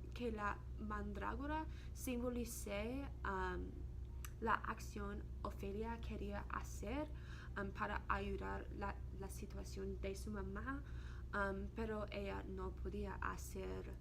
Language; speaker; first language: Spanish; non-native, learner; English